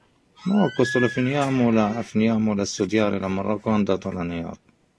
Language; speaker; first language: Italian; non-native, learner; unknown